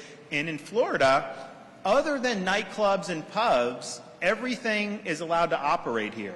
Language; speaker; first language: English; native; English